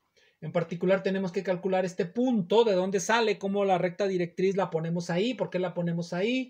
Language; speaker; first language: Spanish; native; Spanish